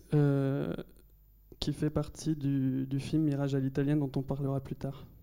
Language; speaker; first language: French; native; French